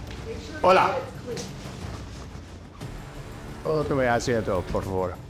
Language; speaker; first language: Spanish; non-native, learner; English